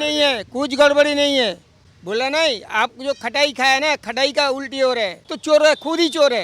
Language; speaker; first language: Hindi; non-native, local second language; Bangla